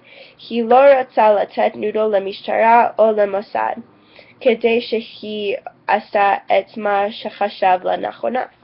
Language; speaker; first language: Hebrew; non-native, learner; English